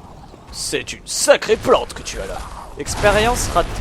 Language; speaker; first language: French; native; French